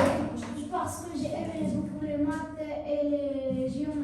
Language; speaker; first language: French; non-native, learner; Arabic